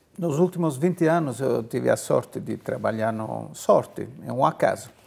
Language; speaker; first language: Portuguese; non-native, fluent; Italian